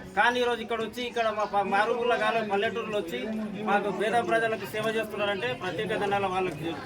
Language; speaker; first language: Telugu; native; Telugu